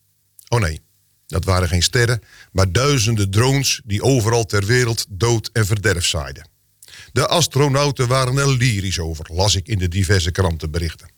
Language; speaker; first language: Dutch; native; Dutch